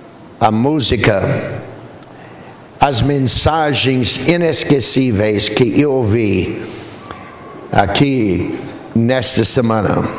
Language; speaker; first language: Portuguese; non-native, fluent; English